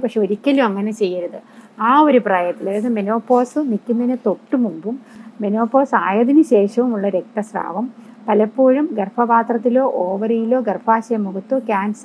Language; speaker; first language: Malayalam; native; Malayalam